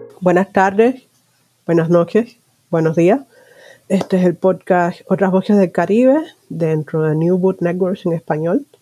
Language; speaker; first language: Spanish; native; Spanish